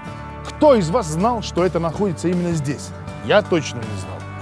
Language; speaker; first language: Russian; non-native, fluent; Finnish